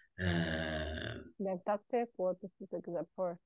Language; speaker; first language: Italian; non-native, learner; Portuguese